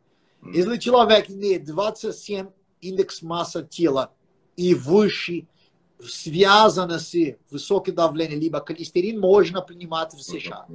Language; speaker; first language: Russian; non-native, fluent; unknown